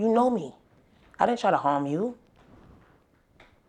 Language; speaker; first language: English; native; English